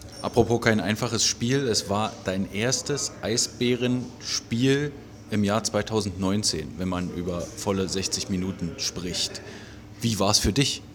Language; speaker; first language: German; native; German